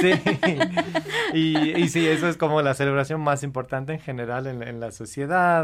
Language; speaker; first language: Spanish; non-native, fluent; English